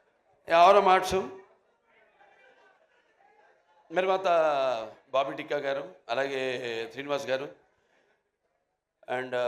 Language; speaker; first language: Telugu; native; Telugu